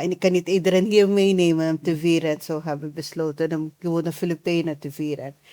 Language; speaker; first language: Dutch; non-native, learner; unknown